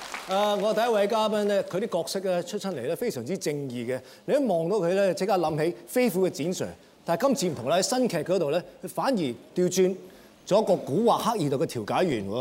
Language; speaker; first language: Cantonese; native; Cantonese